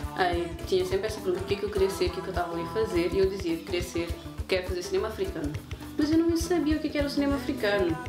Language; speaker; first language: Portuguese; non-native, local second language; Kabuverdianu